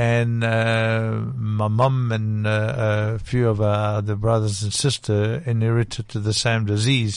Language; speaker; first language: English; non-native, fluent; French